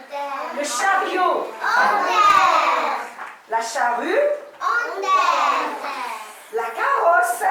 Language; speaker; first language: French; non-native, local second language; Arabic